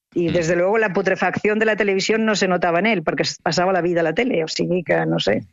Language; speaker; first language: Spanish; non-native, local second language; Catalan